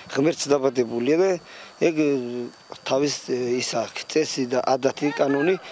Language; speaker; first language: Georgian; non-native, local second language; Azerbaijani